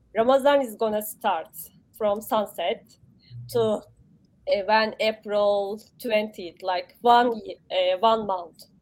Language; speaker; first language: English; non-native, learner; Turkish